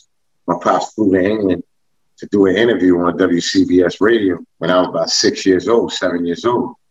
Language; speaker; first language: English; native; English